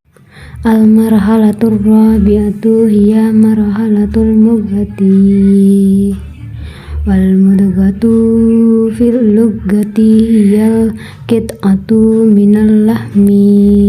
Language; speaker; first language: Arabic; non-native, learner; Indonesian